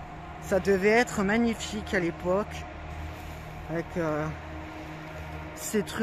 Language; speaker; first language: French; native; French